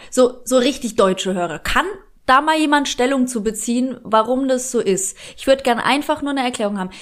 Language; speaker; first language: German; early bilingual, other home language; Polish